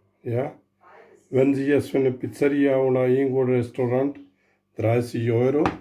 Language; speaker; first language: German; non-native, learner; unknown